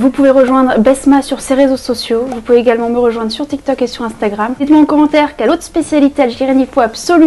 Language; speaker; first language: French; native; French